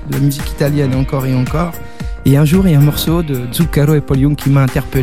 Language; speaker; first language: French; native; French